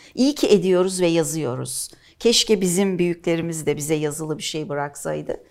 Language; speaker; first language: Turkish; native; Turkish